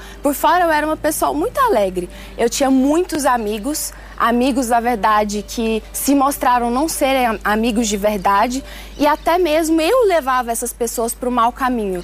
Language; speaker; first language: Portuguese; early bilingual, other home language; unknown